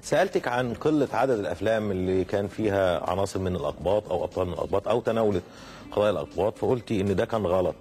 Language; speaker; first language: Arabic; native; Arabic